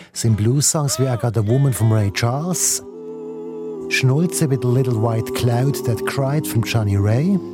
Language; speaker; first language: German; native; German